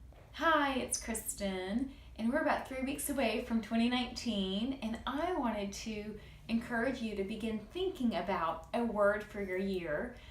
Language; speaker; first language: English; native; English